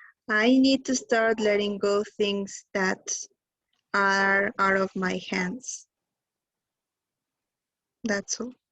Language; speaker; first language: English; non-native, learner; Spanish